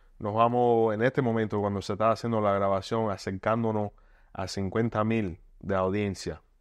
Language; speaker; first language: Spanish; early bilingual, heritage; Spanish